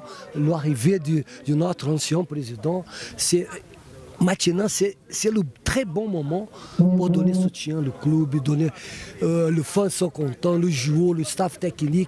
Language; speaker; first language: French; non-native, fluent; Portuguese